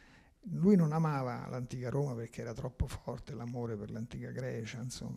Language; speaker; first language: Italian; native; Italian